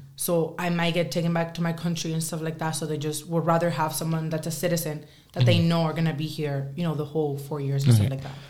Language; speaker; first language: English; early bilingual, other home language; Spanish